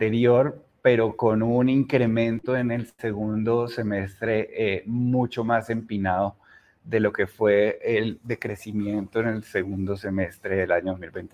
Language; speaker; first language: Spanish; native; Spanish